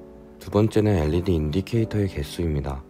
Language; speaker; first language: Korean; native; Korean